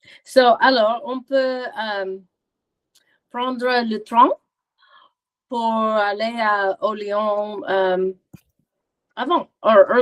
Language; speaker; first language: French; non-native, learner; English